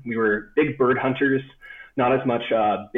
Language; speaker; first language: English; native; English